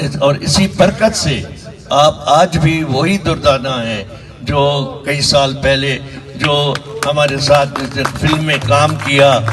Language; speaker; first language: Urdu; non-native, local second language; Sindhi